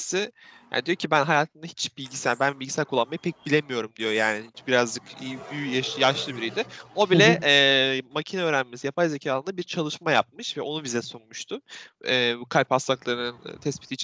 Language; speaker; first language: Turkish; native; Turkish